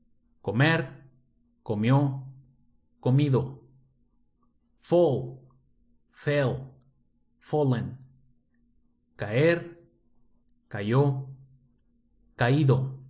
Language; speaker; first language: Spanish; native; Spanish